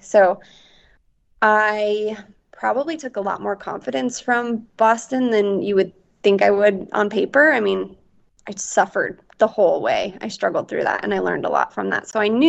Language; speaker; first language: English; native; English